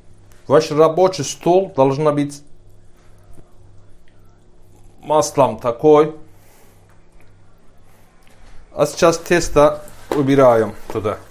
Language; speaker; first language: Russian; non-native, learner; Turkish